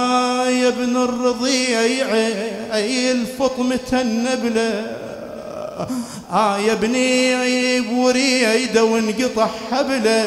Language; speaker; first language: Arabic; native; Arabic